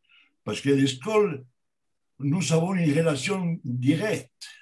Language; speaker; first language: French; non-native, learner; Spanish